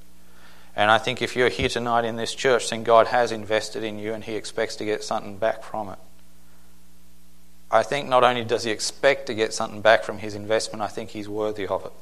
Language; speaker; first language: English; native; English